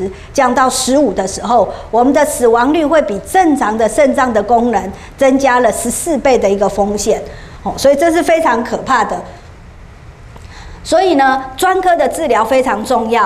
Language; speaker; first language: Chinese; native; Chinese